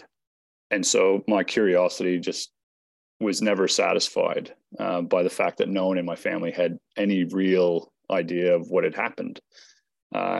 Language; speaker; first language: English; native; English